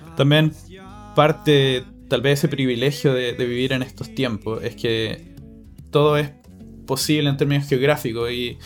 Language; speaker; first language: Spanish; native; Spanish